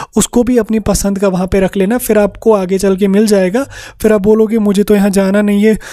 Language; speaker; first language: Hindi; non-native, local second language; Kashmiri